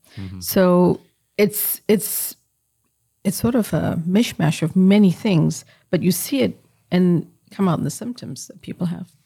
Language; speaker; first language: English; native; English